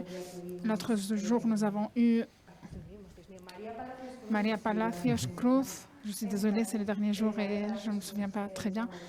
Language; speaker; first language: French; non-native, fluent; Spanish